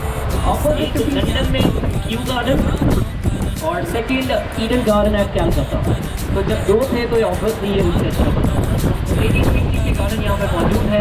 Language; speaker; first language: Hindi; native; Hindi